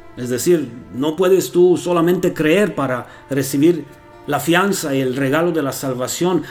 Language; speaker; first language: Spanish; non-native, fluent; Romanian